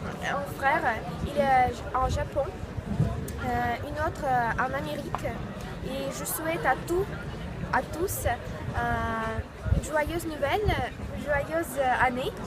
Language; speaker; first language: French; non-native, learner; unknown